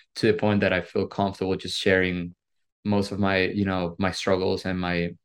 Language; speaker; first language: English; non-native, fluent; Spanish